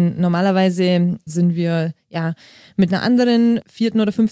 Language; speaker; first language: German; native; German